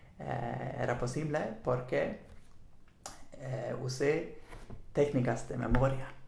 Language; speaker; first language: Spanish; non-native, learner; Swedish